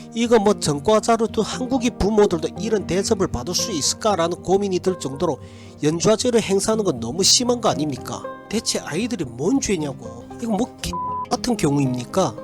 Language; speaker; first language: Korean; early bilingual, heritage; Korean